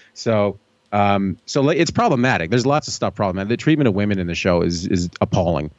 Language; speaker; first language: English; native; English